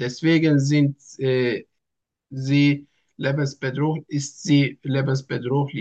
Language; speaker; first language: German; non-native, learner; Turkish